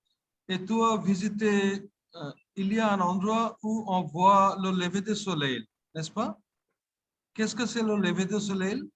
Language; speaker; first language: French; non-native, fluent; Bangla